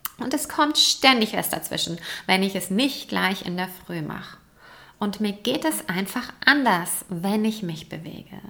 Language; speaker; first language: German; native; German